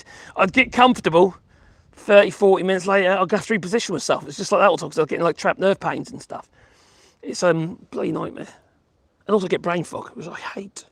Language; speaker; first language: English; native; English